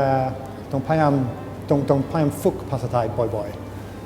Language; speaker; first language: Thai; non-native, learner; English